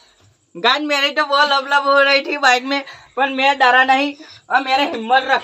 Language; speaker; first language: Hindi; non-native, local second language; Gujarati